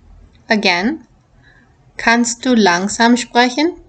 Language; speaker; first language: German; non-native, fluent; English